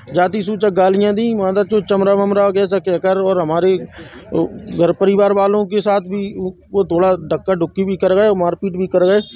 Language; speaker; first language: Hindi; native; Hindi